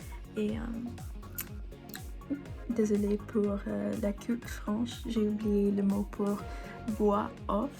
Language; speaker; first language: French; non-native, learner; English